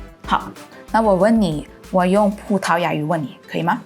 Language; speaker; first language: Chinese; non-native, fluent; Thai